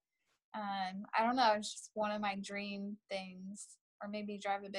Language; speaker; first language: English; native; English